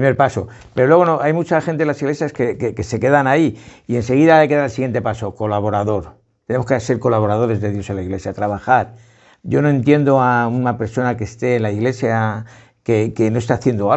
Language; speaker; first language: Spanish; native; Spanish